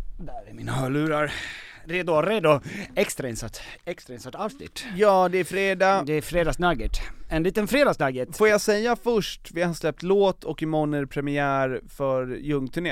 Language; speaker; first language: Swedish; native; Swedish